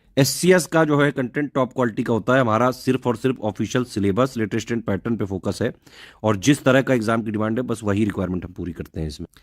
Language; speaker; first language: Hindi; native; Hindi